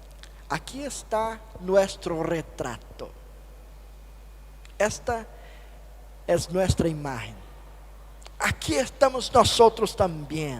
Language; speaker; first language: Spanish; non-native, fluent; Portuguese